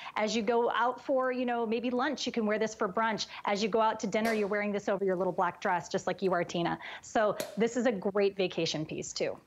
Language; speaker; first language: English; native; English